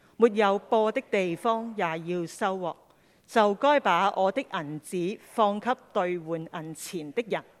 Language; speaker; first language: Cantonese; native; Cantonese